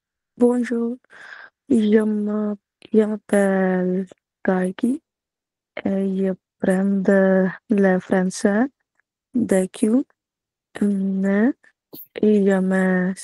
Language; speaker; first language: French; non-native, learner; Punjabi